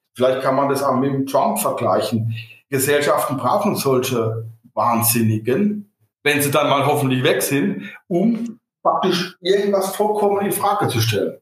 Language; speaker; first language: German; native; German